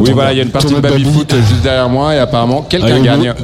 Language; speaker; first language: French; native; French